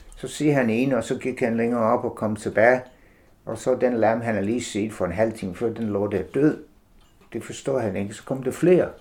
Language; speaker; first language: Danish; non-native, fluent; English